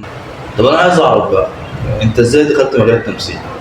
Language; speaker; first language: Arabic; native; Arabic